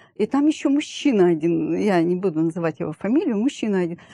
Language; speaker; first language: Russian; native; Russian